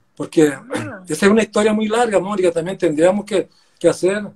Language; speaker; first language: Spanish; native; Spanish